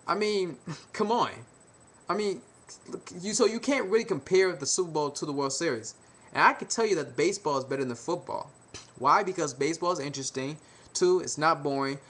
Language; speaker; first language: English; native; English